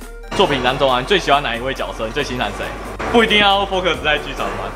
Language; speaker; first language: Chinese; native; Chinese